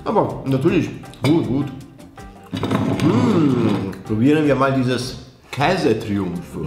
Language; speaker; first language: German; non-native, fluent; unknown